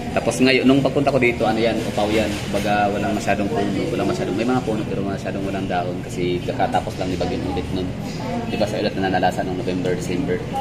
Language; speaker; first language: Filipino; non-native, local second language; Cebuano